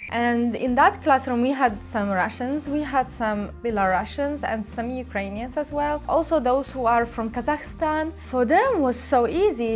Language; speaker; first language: English; non-native, local second language; Arabic